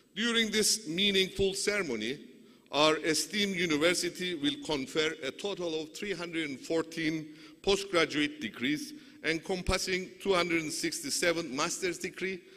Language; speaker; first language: English; non-native, fluent; Turkish